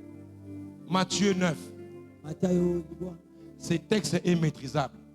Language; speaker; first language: French; non-native, local second language; Lingala